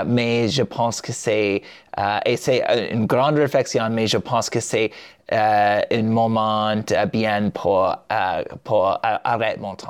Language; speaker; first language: French; non-native, learner; English